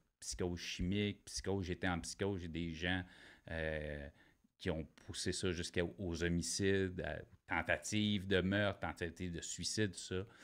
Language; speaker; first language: French; native; French